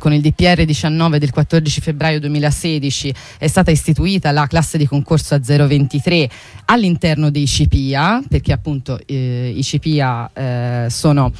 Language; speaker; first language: Italian; native; Italian